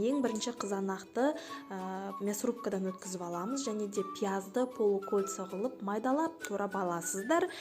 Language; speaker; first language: Kazakh; native; Kazakh